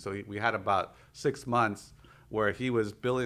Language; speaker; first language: English; early bilingual, other home language; Spanish